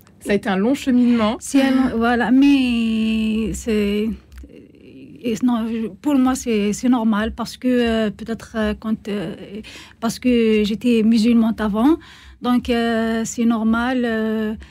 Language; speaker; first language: French; non-native, learner; Kabyle